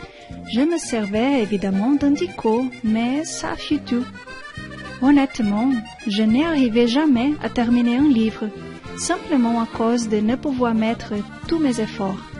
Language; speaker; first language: French; non-native, learner; Portuguese